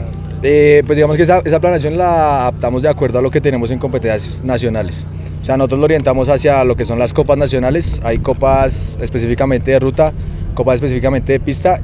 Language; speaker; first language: Spanish; native; Spanish